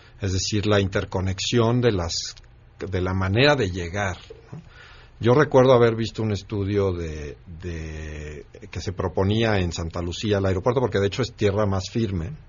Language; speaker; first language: Spanish; native; Spanish